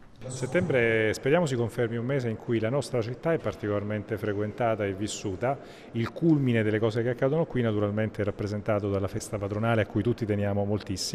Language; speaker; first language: Italian; native; Italian